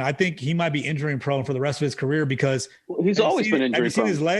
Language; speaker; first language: English; native; English